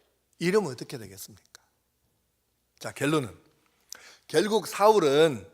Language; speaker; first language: Korean; native; Korean